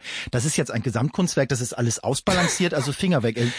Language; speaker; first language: German; native; German